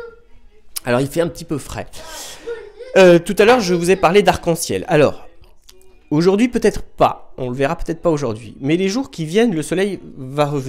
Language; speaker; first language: French; native; French